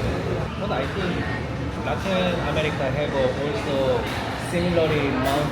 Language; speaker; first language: English; non-native, learner; Korean